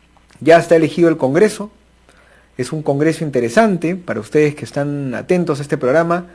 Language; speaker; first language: Spanish; native; Spanish